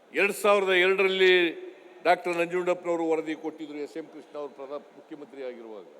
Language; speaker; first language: Kannada; native; Kannada